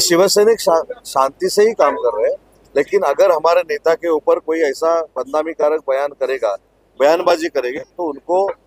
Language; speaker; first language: Hindi; non-native, local second language; Marathi